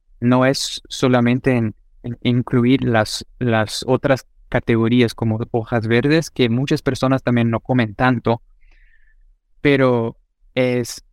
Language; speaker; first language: Spanish; non-native, fluent; Portuguese